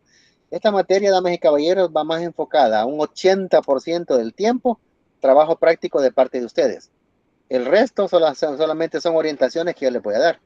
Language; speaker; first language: Spanish; native; Spanish